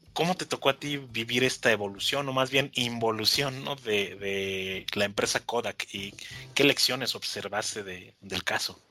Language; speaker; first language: Spanish; native; Spanish